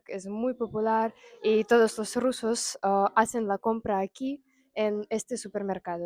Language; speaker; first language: Spanish; non-native, fluent; Russian